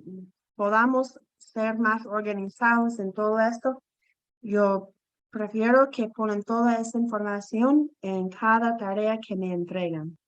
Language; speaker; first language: Spanish; non-native, fluent; English